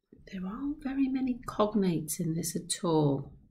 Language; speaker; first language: English; native; English